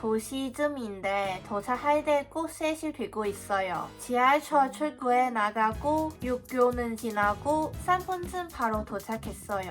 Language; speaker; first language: Korean; non-native, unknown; Cantonese